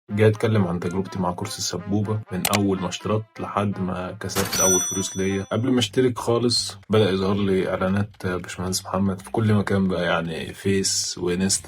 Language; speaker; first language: Arabic; native; Arabic